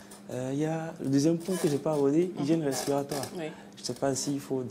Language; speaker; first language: French; non-native, local second language; Fon